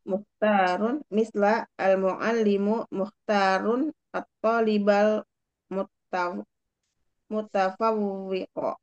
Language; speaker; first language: Arabic; non-native, learner; Indonesian